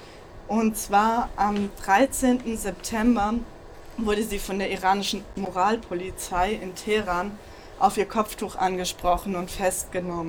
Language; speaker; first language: German; native; German